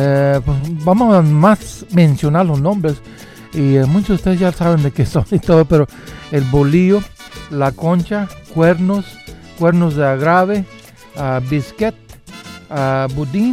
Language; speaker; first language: Spanish; early bilingual, heritage; Spanish